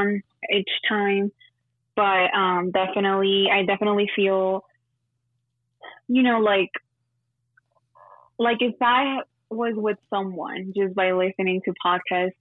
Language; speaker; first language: English; non-native, fluent; Spanish